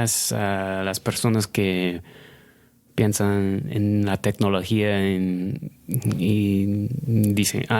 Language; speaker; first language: Spanish; non-native, fluent; English